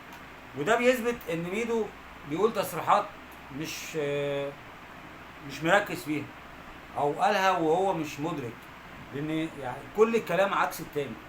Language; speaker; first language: Arabic; native; Arabic